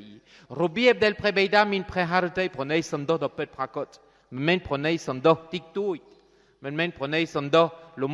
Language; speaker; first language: Khmer; non-native, fluent; French